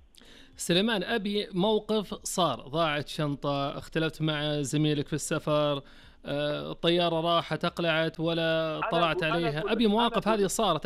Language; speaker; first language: Arabic; native; Arabic